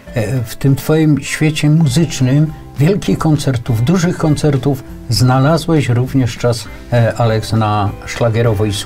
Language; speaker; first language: Polish; native; Polish